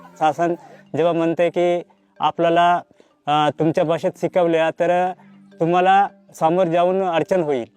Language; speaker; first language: Marathi; non-native, local second language; Gondi